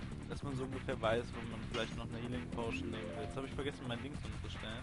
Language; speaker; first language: German; native; German